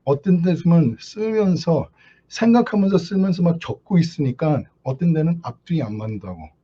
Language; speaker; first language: Korean; early bilingual, heritage; Korean